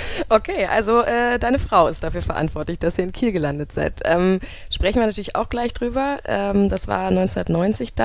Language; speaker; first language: German; native; German